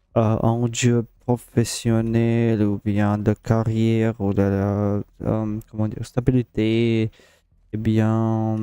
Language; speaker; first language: French; non-native, learner; Russian